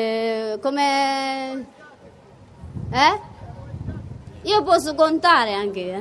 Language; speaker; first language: Italian; non-native, fluent; Tibetan